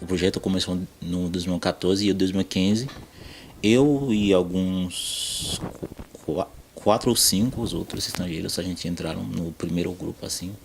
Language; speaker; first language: Portuguese; non-native, fluent; Haitian Creole